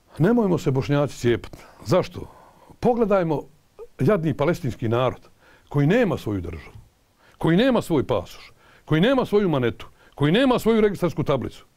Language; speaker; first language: Croatian; native; Croatian